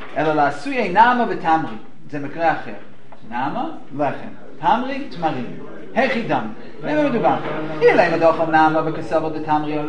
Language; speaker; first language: Hebrew; non-native, fluent; English